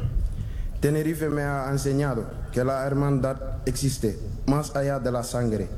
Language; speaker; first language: Spanish; non-native, learner; Wolof